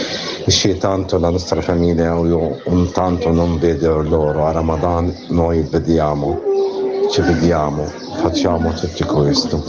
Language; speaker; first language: Italian; non-native, learner; Arabic